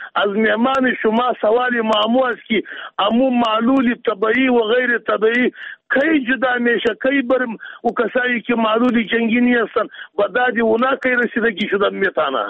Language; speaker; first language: Persian; non-native, local second language; Pashto